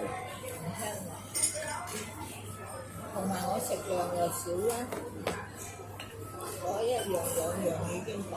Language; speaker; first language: Cantonese; native; Cantonese